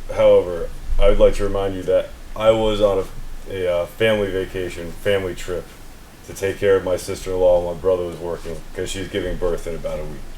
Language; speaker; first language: English; native; English